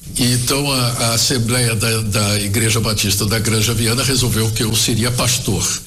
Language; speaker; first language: Portuguese; early bilingual, other home language; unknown